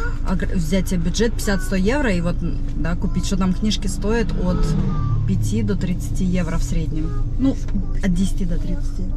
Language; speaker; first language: Russian; native; Russian